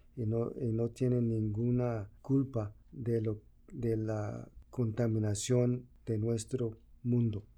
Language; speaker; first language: Spanish; early bilingual, heritage; Spanish